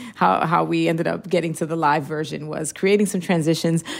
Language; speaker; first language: English; early bilingual, other home language; Spanish